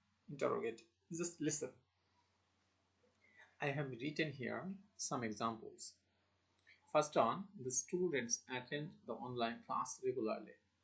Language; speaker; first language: English; non-native, local second language; Bangla